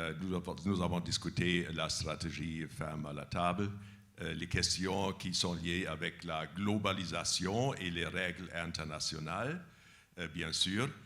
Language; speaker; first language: French; non-native, fluent; German